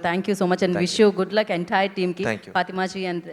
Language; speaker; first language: Telugu; native; Telugu